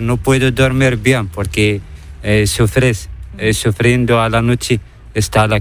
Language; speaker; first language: Spanish; non-native, learner; Arabic